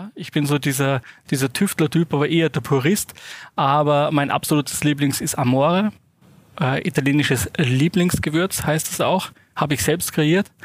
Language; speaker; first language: German; native; German